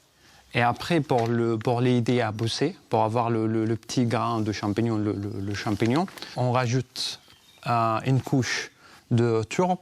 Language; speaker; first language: French; non-native, fluent; Arabic